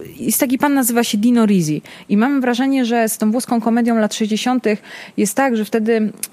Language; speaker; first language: Polish; early bilingual, other home language; Italian